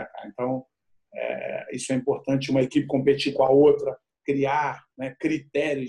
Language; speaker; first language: Portuguese; native; Portuguese